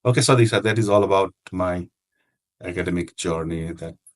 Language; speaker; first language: English; non-native, local second language; Nepali